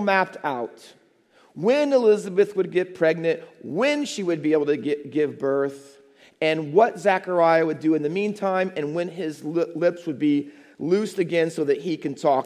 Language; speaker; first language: English; native; English